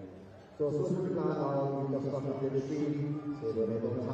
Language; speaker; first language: Welsh; native; Welsh